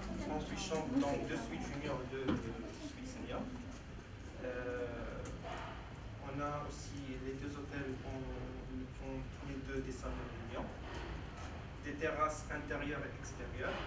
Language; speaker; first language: French; non-native, local second language; Arabic